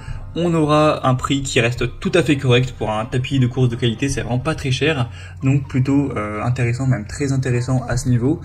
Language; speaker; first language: French; native; French